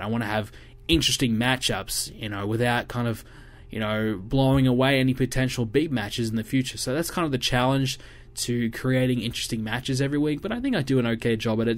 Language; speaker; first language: English; native; English